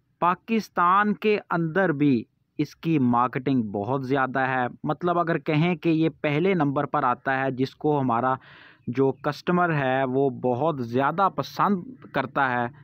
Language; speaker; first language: Urdu; non-native, local second language; Punjabi